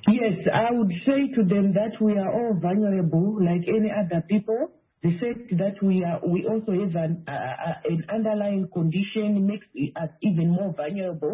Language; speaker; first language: English; non-native, local second language; Shona